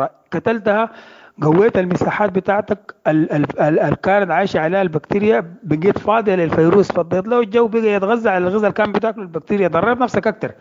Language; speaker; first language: Arabic; native; Arabic